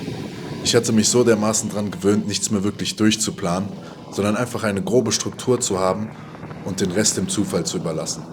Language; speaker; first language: German; native; German